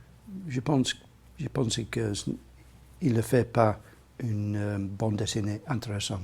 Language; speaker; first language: French; non-native, learner; English